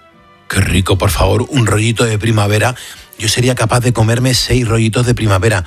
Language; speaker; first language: Spanish; native; Spanish